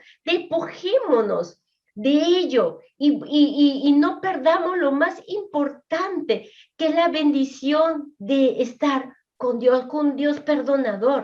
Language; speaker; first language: Spanish; native; Spanish